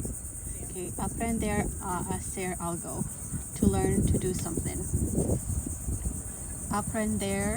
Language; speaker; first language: Spanish; non-native, learner; Lao